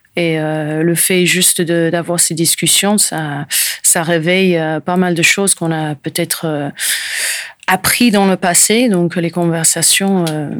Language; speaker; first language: French; non-native, fluent; English